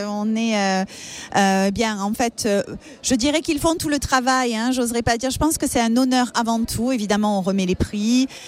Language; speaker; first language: French; native; French